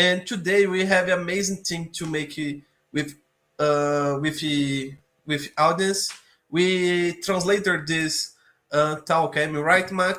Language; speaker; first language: English; non-native, learner; Portuguese